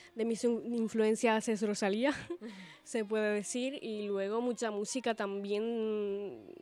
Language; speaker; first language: Spanish; early bilingual, other home language; Italian